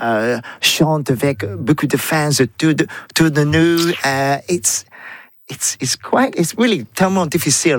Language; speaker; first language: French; non-native, learner; English